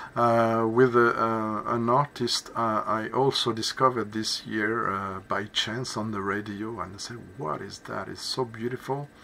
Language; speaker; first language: English; non-native, fluent; French